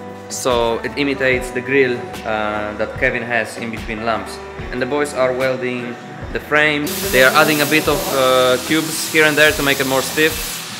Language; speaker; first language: English; non-native, fluent; Polish